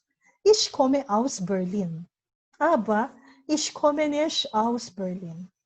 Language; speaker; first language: German; non-native, learner; Filipino